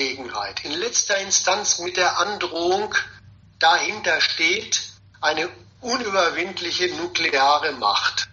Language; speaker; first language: German; native; German